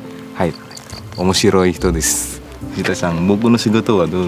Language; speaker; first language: Japanese; non-native, learner; Indonesian